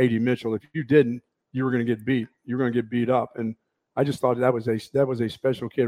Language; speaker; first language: English; native; English